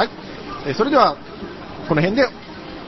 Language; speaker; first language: Japanese; native; Japanese